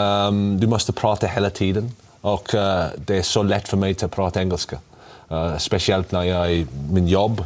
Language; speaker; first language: Swedish; non-native, learner; English